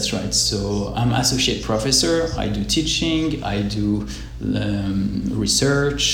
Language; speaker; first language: English; non-native, fluent; French